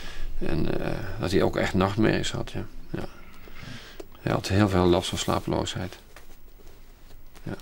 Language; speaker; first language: Dutch; native; Dutch